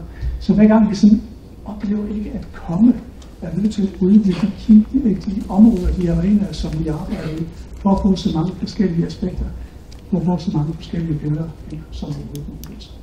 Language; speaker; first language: Danish; native; Danish